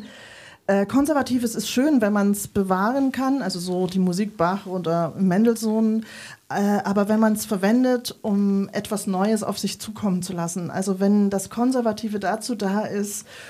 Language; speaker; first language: German; native; German